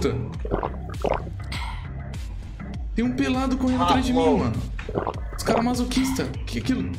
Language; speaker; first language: Portuguese; native; Portuguese